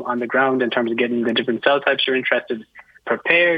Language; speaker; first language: English; native; English